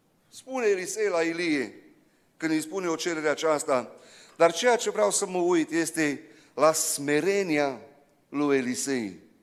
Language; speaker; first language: Romanian; early bilingual, heritage; Romanian